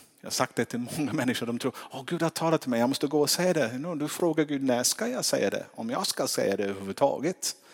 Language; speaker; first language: Swedish; non-native, fluent; English